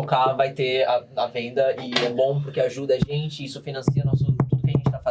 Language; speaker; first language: Portuguese; native; Portuguese